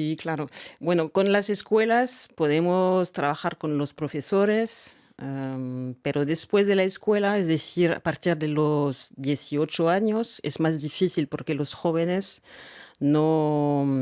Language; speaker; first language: Spanish; non-native, fluent; French